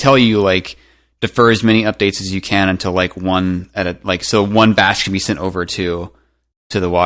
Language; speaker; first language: English; native; English